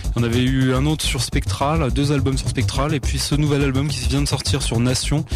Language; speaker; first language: French; native; French